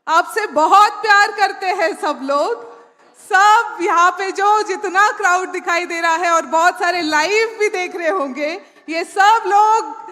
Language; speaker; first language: Hindi; non-native, local second language; Marathi